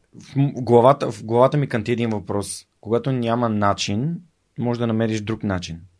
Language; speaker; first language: Bulgarian; native; Bulgarian